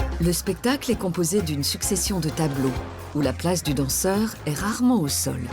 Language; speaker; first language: French; native; French